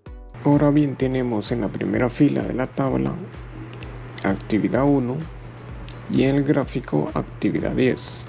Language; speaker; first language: Spanish; native; Spanish